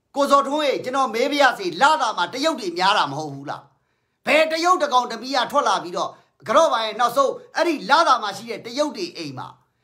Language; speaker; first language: Burmese; native; Burmese